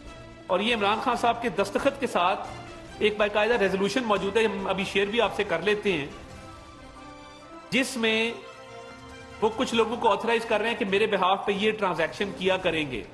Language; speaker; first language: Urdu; non-native, local second language; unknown